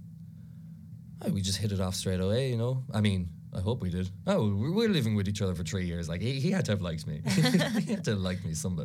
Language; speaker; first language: English; non-native, local second language; Irish